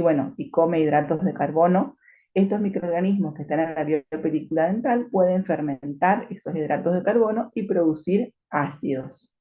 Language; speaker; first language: Spanish; native; Spanish